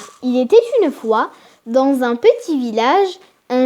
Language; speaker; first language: French; non-native, local second language; Arabic